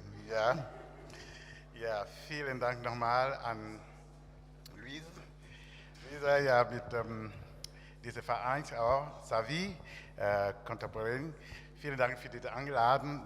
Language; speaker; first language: German; non-native, learner; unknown